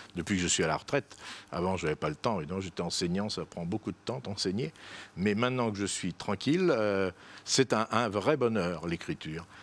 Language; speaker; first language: French; native; French